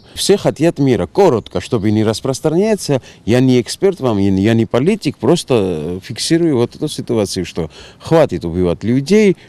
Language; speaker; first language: Russian; non-native, local second language; Georgian